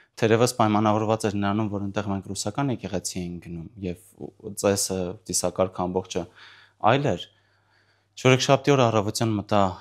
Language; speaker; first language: Armenian; early bilingual, heritage; Armenian